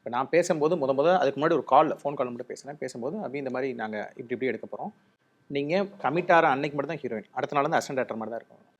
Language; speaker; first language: Tamil; native; Tamil